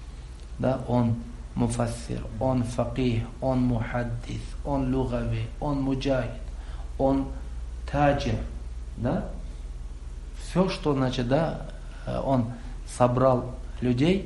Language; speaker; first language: Russian; non-native, local second language; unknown